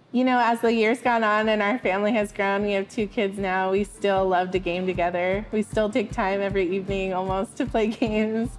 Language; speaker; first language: English; native; English